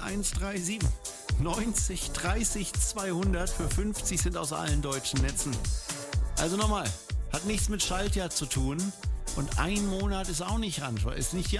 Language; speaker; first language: German; native; German